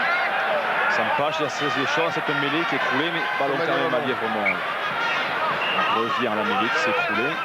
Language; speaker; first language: French; native; French